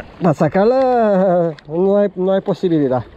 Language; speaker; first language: Spanish; non-native, learner; Portuguese